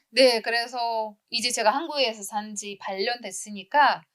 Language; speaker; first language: Korean; non-native, fluent; Uzbek